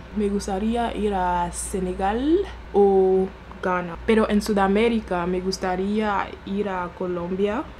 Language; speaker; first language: Spanish; non-native, fluent; French